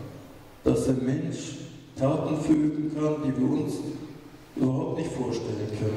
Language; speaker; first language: German; non-native, fluent; Turkish